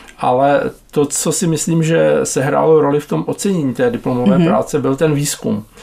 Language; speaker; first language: Czech; native; Czech